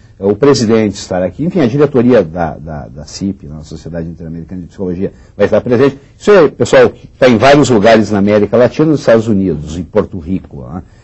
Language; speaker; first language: Portuguese; native; Portuguese